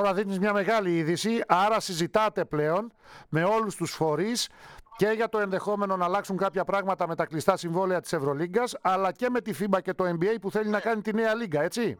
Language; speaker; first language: Greek; native; Greek